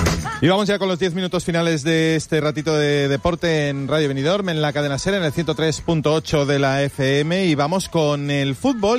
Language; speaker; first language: Spanish; native; Spanish